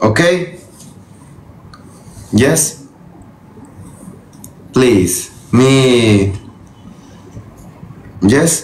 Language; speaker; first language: English; non-native, learner; Spanish